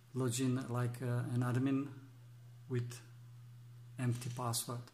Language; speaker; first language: English; non-native, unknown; Czech